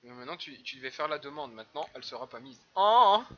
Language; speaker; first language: French; native; French